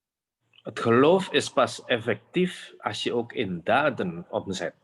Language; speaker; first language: Dutch; non-native, fluent; Indonesian